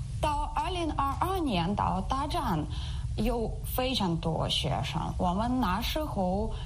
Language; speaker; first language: Chinese; non-native, learner; Ukrainian